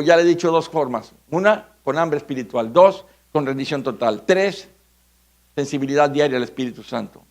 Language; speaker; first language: Spanish; native; Spanish